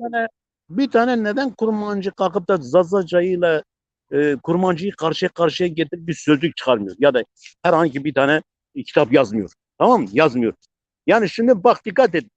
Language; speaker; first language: Turkish; non-native, local second language; Zaza